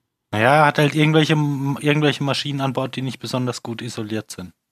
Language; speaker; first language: German; native; German